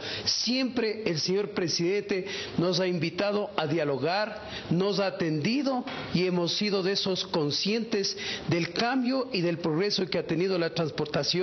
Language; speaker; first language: Spanish; native; Spanish